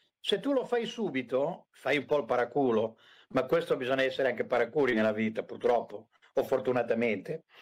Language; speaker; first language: Italian; native; Italian